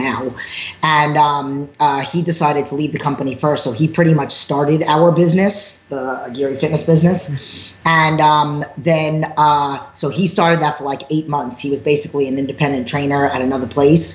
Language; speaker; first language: English; native; English